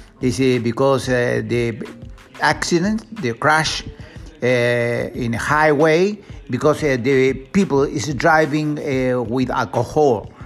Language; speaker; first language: English; non-native, learner; Spanish